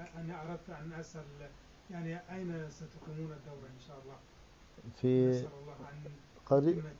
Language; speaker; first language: Arabic; non-native, learner; Turkish